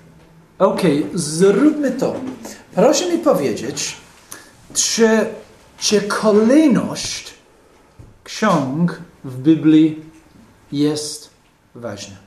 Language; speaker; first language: Polish; non-native, fluent; English